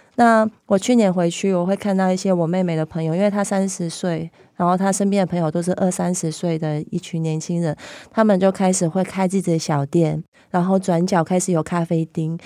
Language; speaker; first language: Chinese; non-native, local second language; Cantonese